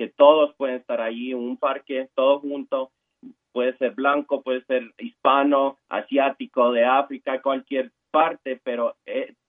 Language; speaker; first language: Spanish; early bilingual, heritage; Spanish